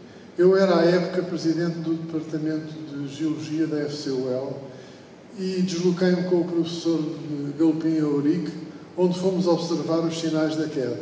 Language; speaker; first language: Portuguese; native; Portuguese